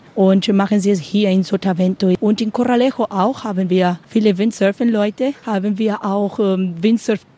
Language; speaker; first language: German; non-native, learner; Spanish